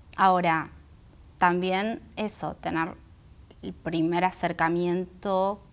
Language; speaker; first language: Spanish; non-native, local second language; Guarani